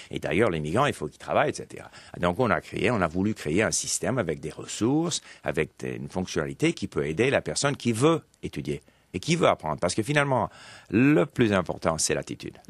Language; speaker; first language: French; non-native, local second language; English